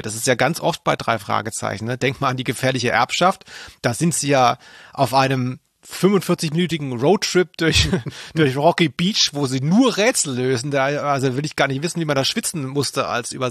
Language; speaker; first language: German; native; German